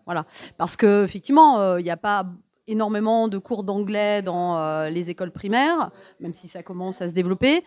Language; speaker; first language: French; native; French